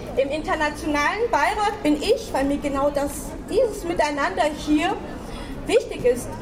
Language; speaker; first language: German; native; German